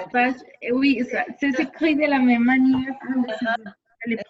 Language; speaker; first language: French; non-native, learner; Spanish